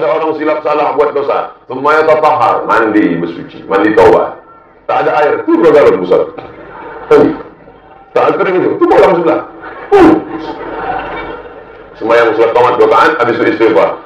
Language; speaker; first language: Indonesian; non-native, local second language; Malay